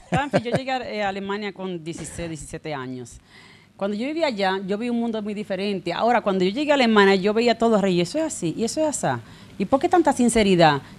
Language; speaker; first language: Spanish; native; Spanish